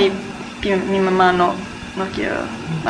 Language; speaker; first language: Spanish; non-native, learner; English